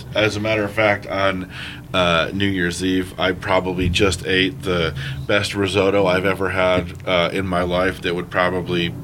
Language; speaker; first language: English; native; English